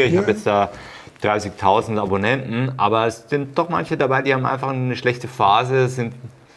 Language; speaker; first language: German; native; German